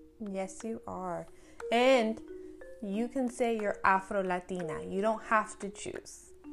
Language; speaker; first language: English; early bilingual, other home language; Spanish